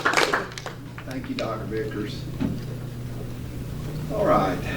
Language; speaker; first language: English; native; English